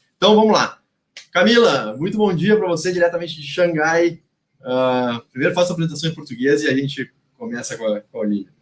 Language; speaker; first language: Portuguese; native; Portuguese